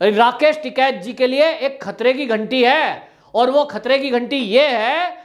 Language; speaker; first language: Hindi; native; Hindi